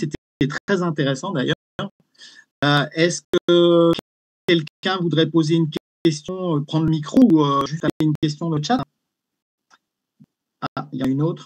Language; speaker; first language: French; native; French